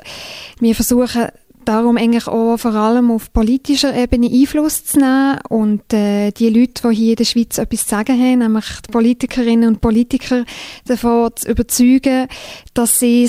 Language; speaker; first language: German; native; German